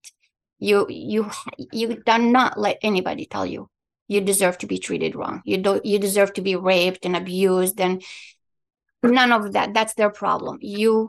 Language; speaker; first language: English; non-native, fluent; Arabic